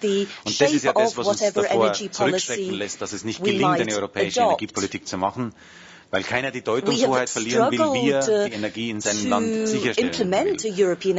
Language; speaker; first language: German; native; German